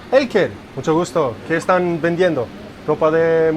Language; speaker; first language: Spanish; non-native, learner; English